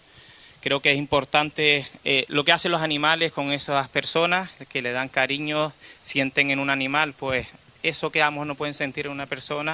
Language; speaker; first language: Spanish; native; Spanish